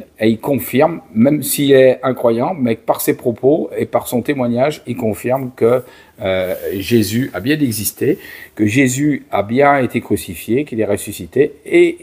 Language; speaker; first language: French; native; French